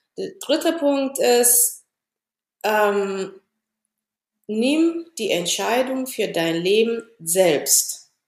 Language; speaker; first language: German; non-native, fluent; Amharic